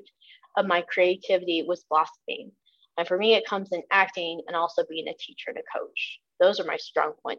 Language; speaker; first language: English; native; English